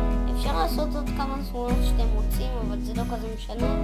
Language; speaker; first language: Hebrew; native; Hebrew